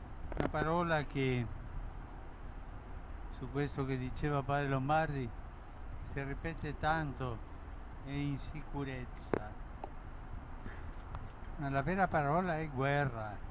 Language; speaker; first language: Italian; early bilingual, heritage; Spanish